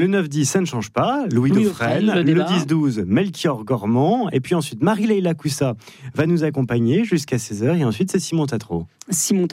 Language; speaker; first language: French; native; French